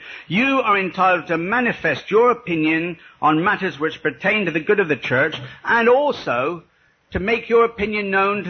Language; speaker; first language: English; native; English